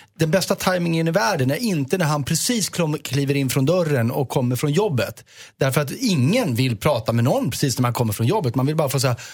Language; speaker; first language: Swedish; native; Swedish